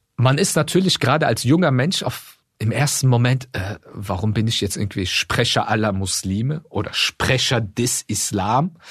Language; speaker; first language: German; early bilingual, other home language; Turkish